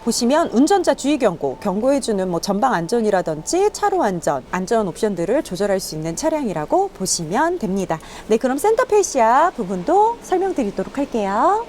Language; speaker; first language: Korean; native; Korean